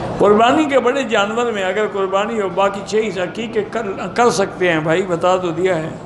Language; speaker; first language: Urdu; native; Urdu